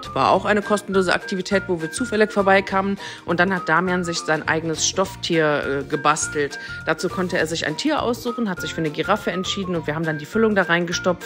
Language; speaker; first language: German; native; German